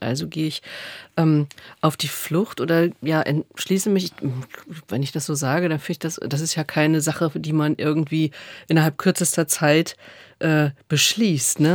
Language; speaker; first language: German; native; German